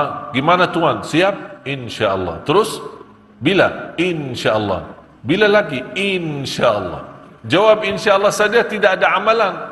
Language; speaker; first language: Indonesian; non-native, fluent; Arabic